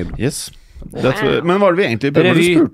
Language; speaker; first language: Norwegian; native; Norwegian